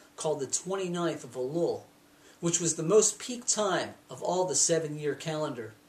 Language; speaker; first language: English; native; English